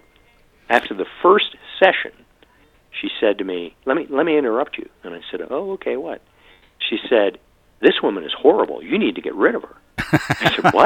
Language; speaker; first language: English; native; English